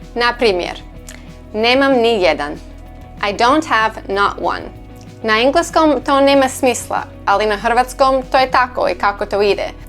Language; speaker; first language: Croatian; non-native, learner; English